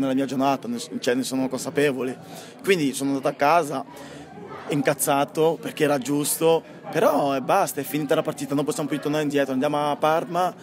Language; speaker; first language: Italian; non-native, fluent; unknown